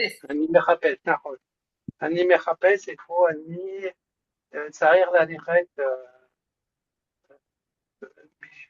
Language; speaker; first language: Hebrew; non-native, learner; French